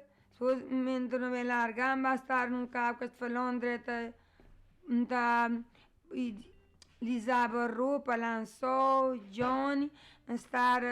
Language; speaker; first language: Portuguese; non-native, learner; Kabuverdianu